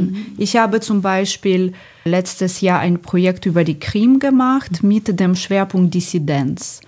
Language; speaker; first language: German; non-native, fluent; Ukrainian